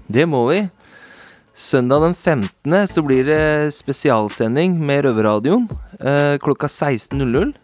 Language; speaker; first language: Norwegian; native; Norwegian